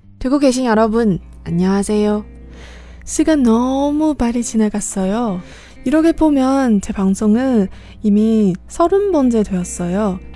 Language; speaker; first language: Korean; non-native, learner; Chinese